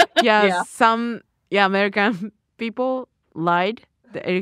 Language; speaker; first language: English; non-native, learner; Japanese